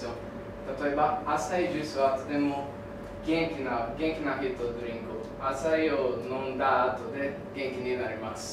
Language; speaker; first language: Japanese; non-native, learner; Portuguese